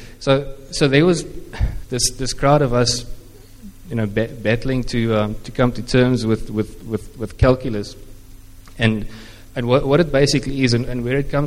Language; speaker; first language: English; non-native, local second language; Afrikaans